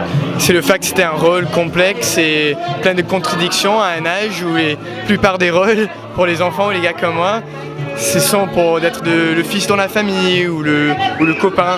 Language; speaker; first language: French; early bilingual, heritage; English